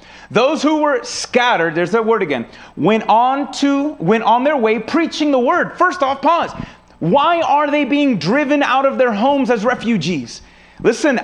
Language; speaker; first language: English; native; English